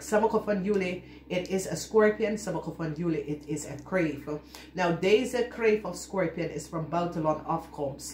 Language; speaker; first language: Dutch; non-native, learner; English